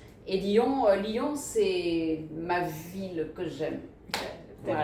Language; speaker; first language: French; early bilingual, other home language; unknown